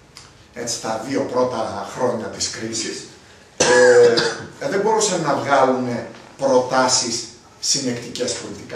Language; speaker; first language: Greek; native; Greek